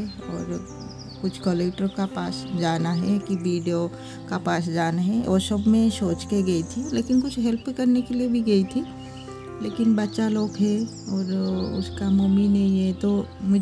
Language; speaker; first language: Hindi; non-native, local second language; Odia